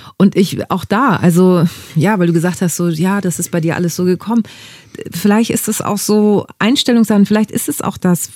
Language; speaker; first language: German; early bilingual, other home language; Greek